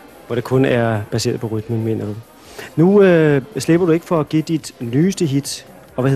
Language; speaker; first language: Danish; native; Danish